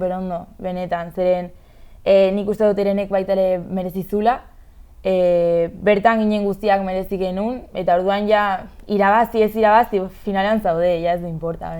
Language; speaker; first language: Basque; non-native, local second language; Spanish